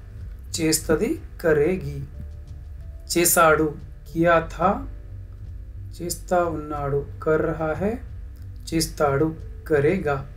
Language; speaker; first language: Hindi; non-native, learner; Telugu